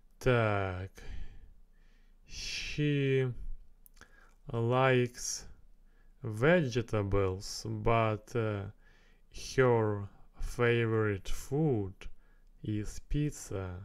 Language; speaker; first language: English; non-native, learner; Russian